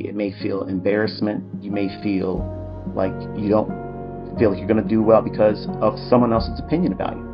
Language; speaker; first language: English; native; English